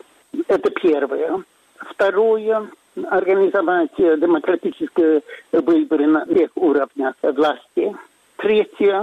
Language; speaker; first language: Russian; non-native, fluent; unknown